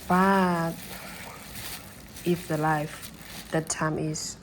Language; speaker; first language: English; non-native, learner; Burmese